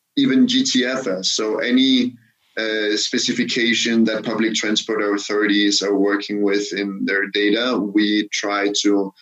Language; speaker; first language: English; non-native, fluent; Danish